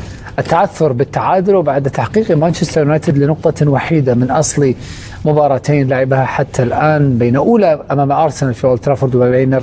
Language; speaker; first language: Arabic; native; Arabic